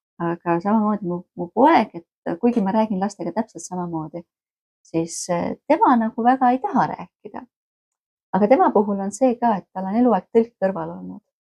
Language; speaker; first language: Estonian; native; Estonian